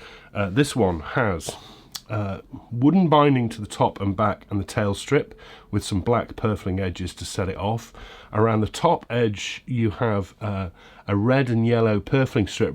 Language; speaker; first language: English; native; English